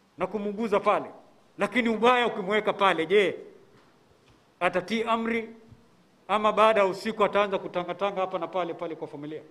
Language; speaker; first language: Swahili; non-native, local second language; Giryama